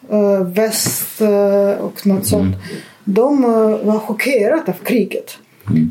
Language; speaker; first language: Swedish; non-native, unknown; Russian